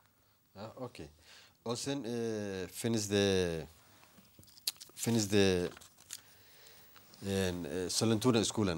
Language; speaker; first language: Swedish; non-native, learner; Somali